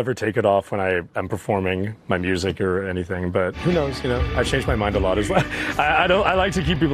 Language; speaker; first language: English; native; English